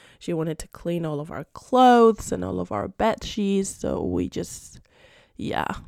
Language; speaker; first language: English; non-native, fluent; Spanish